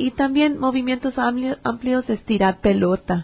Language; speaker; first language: Spanish; early bilingual, heritage; English